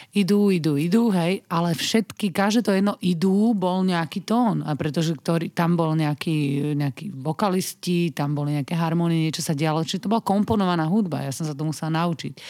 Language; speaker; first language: Slovak; native; Slovak